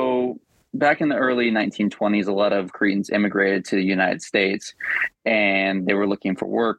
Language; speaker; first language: English; native; English